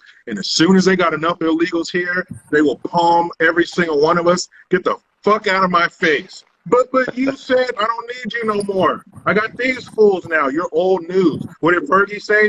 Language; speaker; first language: English; native; English